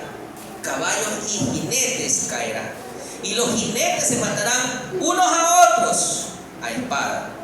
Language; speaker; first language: Spanish; native; Spanish